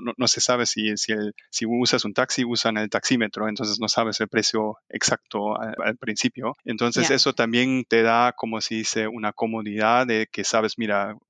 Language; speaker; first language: Spanish; non-native, fluent; German